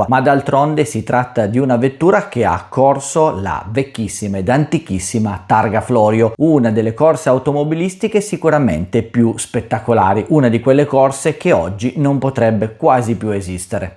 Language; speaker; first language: Italian; native; Italian